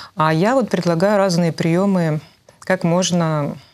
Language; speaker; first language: Russian; native; Russian